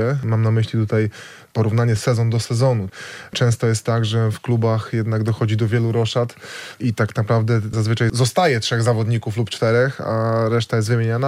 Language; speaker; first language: Polish; native; Polish